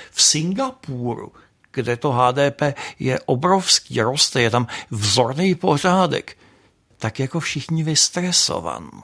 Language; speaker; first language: Czech; native; Czech